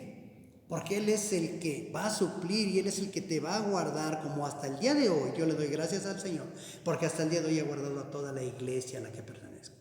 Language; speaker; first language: Spanish; native; Spanish